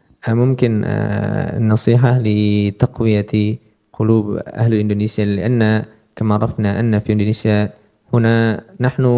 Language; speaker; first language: Arabic; non-native, learner; Indonesian